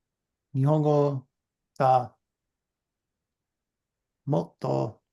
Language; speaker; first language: Japanese; non-native, learner; English